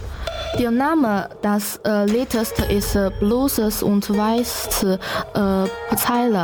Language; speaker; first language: German; non-native, learner; Chinese